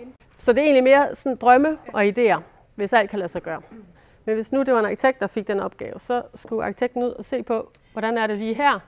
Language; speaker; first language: Danish; native; Danish